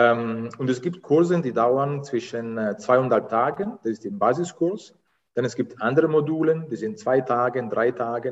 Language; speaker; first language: German; non-native, fluent; Italian